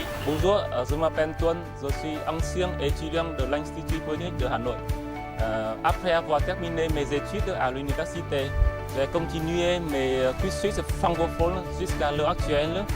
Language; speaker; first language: French; non-native, fluent; Vietnamese